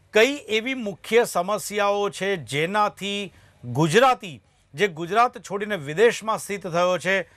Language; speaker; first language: Gujarati; native; Gujarati